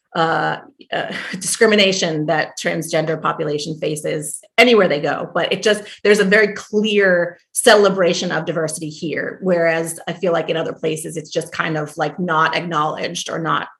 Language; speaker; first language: English; native; English